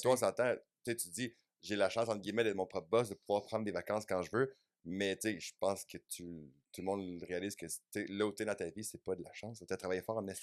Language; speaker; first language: French; native; French